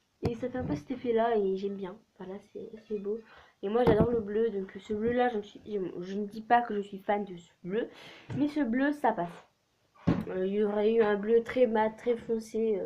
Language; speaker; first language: French; native; French